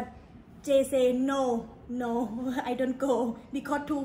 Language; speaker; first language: English; non-native, learner; Thai